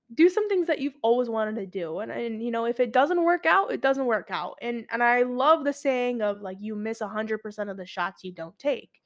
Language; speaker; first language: English; early bilingual, other home language; Arabic